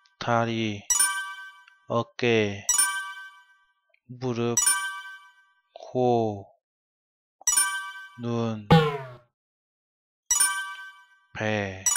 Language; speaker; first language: Korean; non-native, fluent; Vietnamese